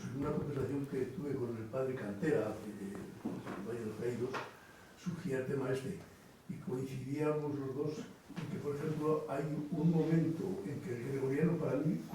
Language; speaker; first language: Spanish; native; Spanish